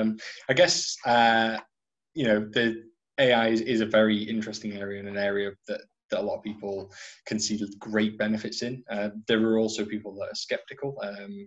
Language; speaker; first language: English; native; English